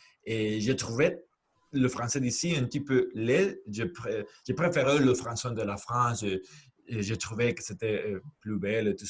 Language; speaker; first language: French; non-native, fluent; Spanish